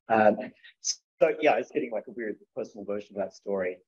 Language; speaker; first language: English; native; English